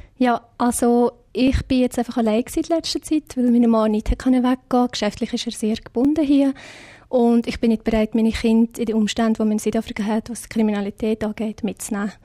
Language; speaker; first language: German; non-native, fluent; Afrikaans